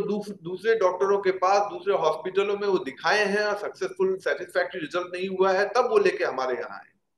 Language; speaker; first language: Hindi; native; Hindi